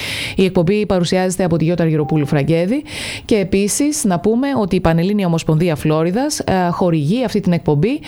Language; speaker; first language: Greek; native; Greek